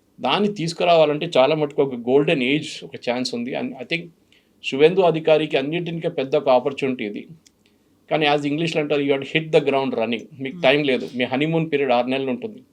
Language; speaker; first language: Telugu; non-native, fluent; Malayalam